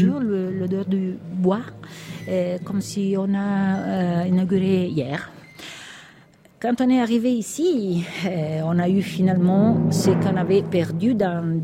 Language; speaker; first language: French; non-native, fluent; Italian